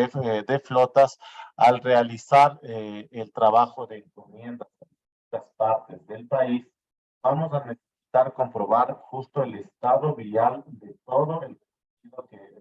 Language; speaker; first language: Spanish; native; Spanish